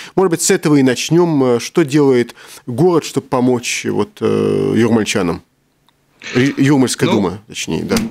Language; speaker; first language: Russian; native; Russian